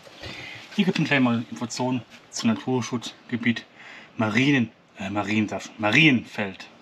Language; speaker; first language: German; native; German